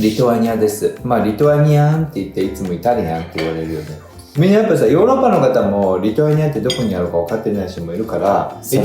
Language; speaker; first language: Japanese; native; Japanese